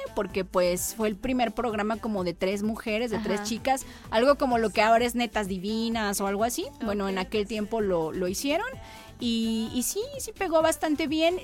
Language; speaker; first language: Spanish; native; Spanish